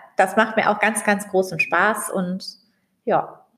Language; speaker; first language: German; native; German